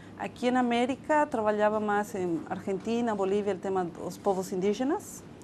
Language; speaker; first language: Portuguese; non-native, fluent; Spanish